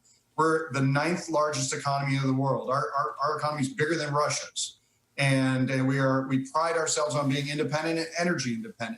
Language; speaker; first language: English; native; English